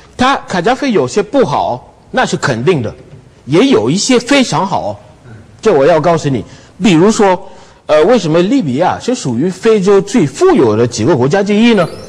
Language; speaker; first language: Chinese; non-native, fluent; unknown